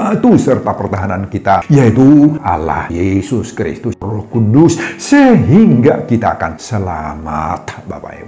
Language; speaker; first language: Indonesian; non-native, local second language; Batak Toba